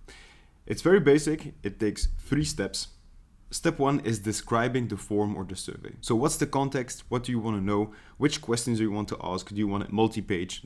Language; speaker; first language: English; non-native, fluent; Dutch